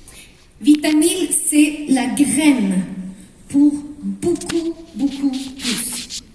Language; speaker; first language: French; non-native, fluent; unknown